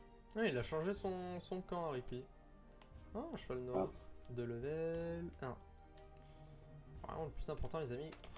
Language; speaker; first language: French; native; French